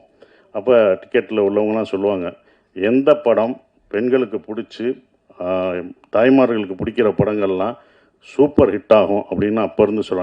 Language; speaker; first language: Tamil; native; Tamil